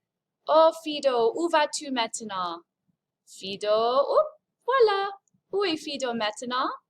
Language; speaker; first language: French; non-native, fluent; English